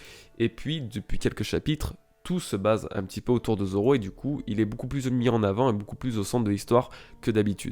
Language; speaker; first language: French; native; French